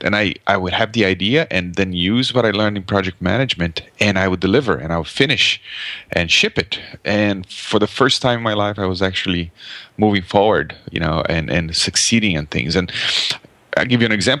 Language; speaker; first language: English; non-native, fluent; Portuguese